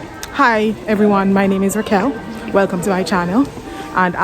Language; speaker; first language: English; native; English